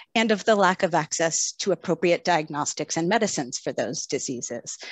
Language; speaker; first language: English; native; English